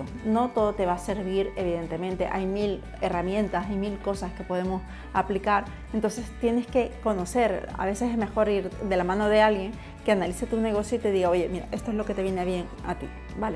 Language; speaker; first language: Spanish; native; Spanish